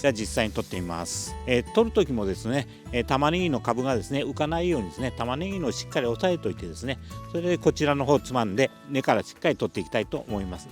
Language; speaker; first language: Japanese; native; Japanese